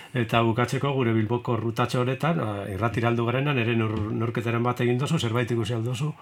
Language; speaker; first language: Basque; native; Basque